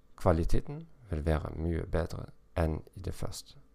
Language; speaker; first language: Norwegian; non-native, learner; German